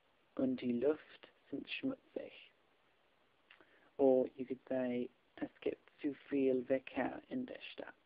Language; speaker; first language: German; non-native, learner; English